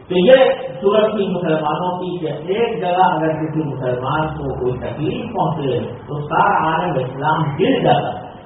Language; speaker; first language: Urdu; native; Urdu